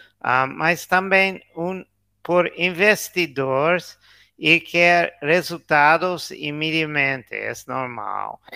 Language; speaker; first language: Portuguese; non-native, learner; English